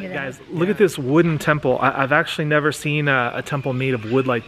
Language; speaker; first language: English; native; English